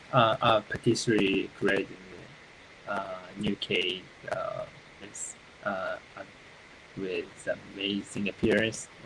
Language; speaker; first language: English; non-native, learner; Japanese